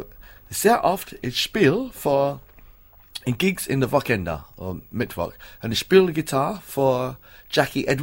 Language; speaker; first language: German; non-native, learner; English